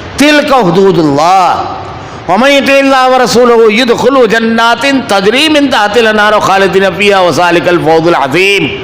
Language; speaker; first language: Urdu; native; Urdu